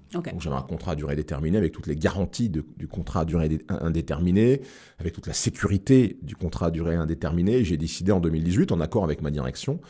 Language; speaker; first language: French; native; French